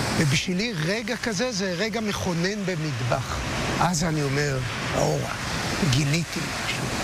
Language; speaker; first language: Hebrew; native; Hebrew